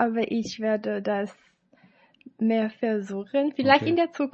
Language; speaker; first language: German; non-native, learner; Chinese